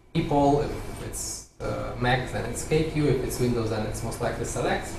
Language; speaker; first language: English; non-native, fluent; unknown